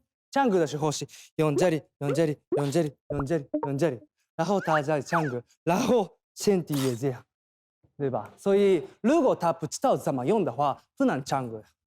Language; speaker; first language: Chinese; non-native, fluent; Thai